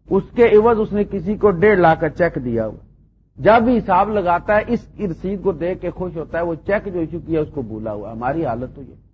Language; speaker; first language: Urdu; non-native, local second language; Punjabi